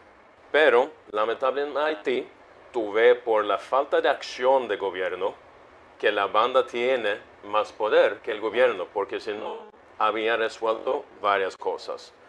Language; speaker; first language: Spanish; non-native, fluent; Swedish